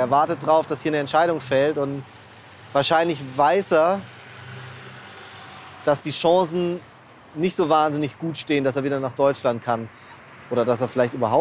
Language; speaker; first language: German; native; German